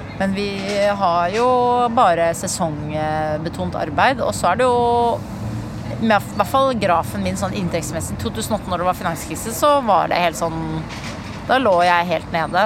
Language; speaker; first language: Norwegian; native; Norwegian